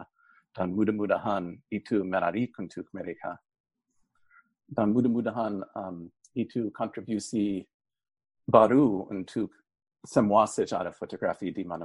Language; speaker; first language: Indonesian; non-native, fluent; English